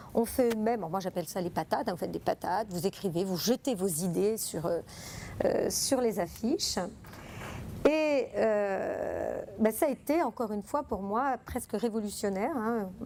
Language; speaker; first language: French; non-native, fluent; Italian